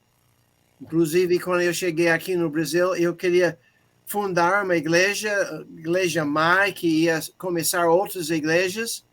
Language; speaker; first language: Portuguese; non-native, fluent; English